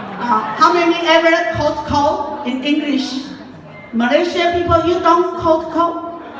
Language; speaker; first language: English; non-native, learner; Japanese